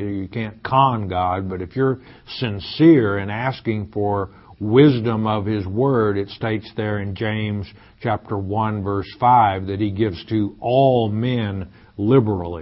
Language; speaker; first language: English; native; English